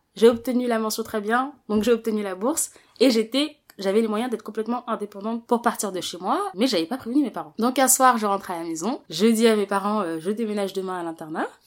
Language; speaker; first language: French; early bilingual, other home language; Wolof